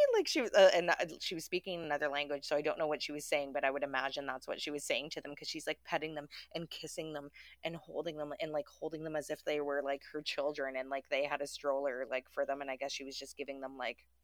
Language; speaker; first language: English; early bilingual, other home language; German